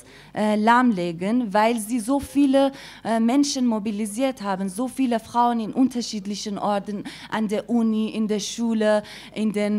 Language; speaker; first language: German; non-native, fluent; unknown